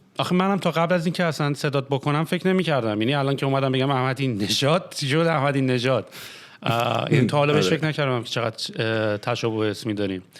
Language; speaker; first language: Persian; early bilingual, heritage; Persian